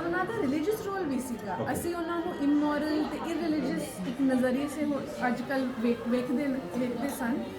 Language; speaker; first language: Punjabi; non-native, local second language; Hindi